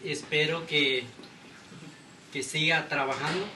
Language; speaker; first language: Spanish; non-native, local second language; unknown